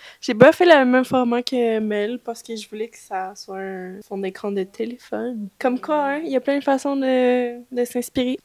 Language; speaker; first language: French; native; French